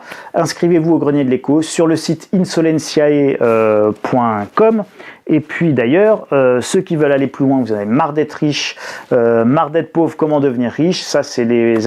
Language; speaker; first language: French; native; French